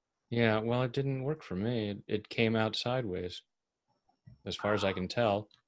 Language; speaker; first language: English; native; English